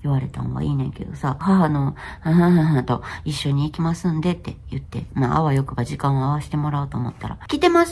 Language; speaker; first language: Japanese; native; Japanese